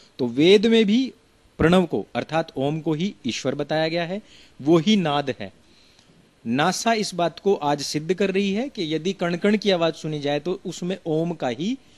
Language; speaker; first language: Hindi; native; Hindi